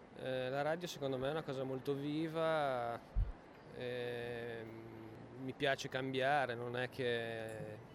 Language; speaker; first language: Italian; native; Italian